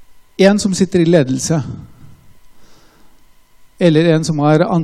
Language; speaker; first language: Norwegian; non-native, fluent; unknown